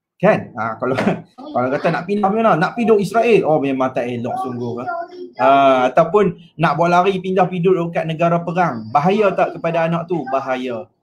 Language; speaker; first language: Malay; native; Malay